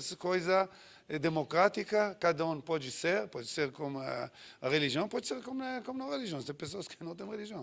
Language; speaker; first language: Portuguese; non-native, fluent; Hebrew